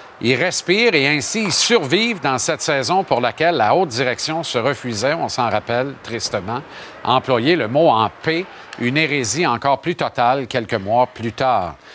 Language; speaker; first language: French; native; French